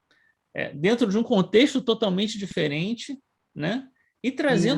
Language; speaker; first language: Portuguese; native; Portuguese